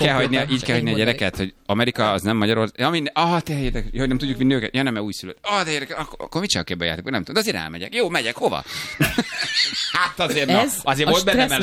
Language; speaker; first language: Hungarian; native; Hungarian